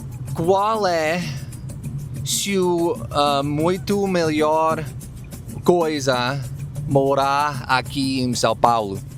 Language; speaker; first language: Portuguese; non-native, learner; English